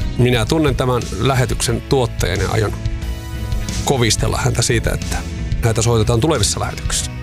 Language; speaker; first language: Finnish; native; Finnish